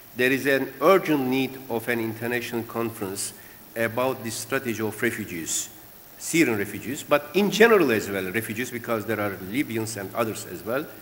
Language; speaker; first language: English; non-native, fluent; Turkish